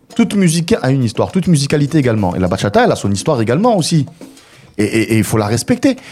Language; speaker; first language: French; native; French